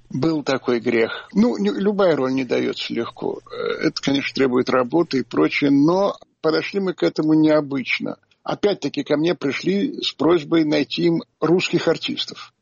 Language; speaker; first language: Russian; native; Russian